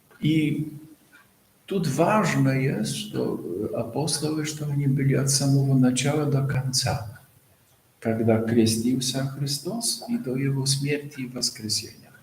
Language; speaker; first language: Russian; non-native, fluent; Polish